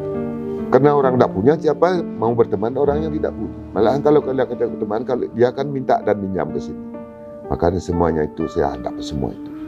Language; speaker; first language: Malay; non-native, local second language; Balinese